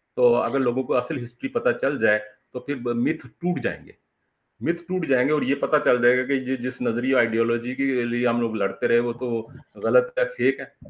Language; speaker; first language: Urdu; non-native, local second language; Punjabi